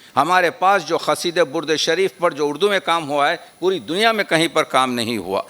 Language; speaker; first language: Urdu; native; Urdu